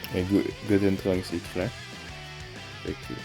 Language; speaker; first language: French; native; French